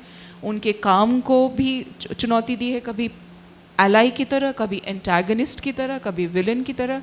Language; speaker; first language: Hindi; native; Hindi